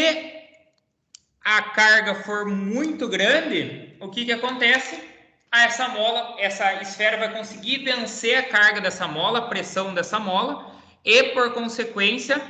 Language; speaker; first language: Portuguese; native; Portuguese